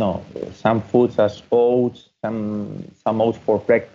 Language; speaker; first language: English; non-native, fluent; Spanish